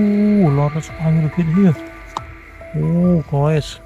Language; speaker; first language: English; non-native, learner; Khmer